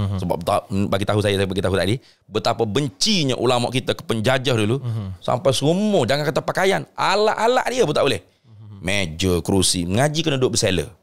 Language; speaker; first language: Malay; native; Malay